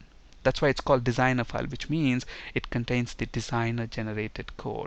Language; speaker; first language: English; non-native, local second language; Telugu